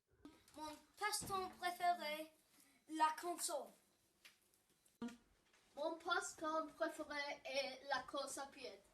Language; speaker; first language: French; non-native, learner; English